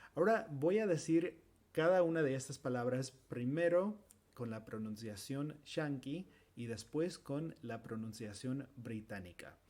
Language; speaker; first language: Spanish; non-native, fluent; English